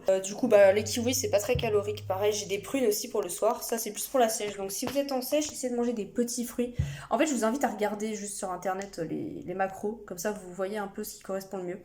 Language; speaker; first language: French; native; French